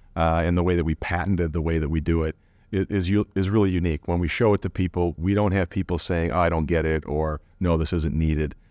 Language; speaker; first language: English; native; English